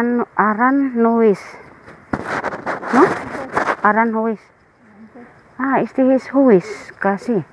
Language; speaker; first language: Spanish; non-native, learner; Filipino